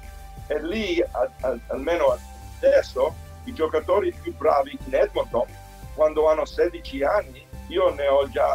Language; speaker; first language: Italian; early bilingual, heritage; Italian